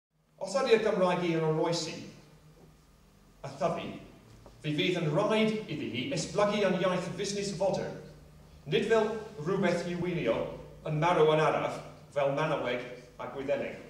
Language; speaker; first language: Welsh; non-native, local second language; English